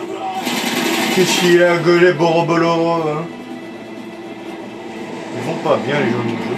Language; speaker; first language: French; native; French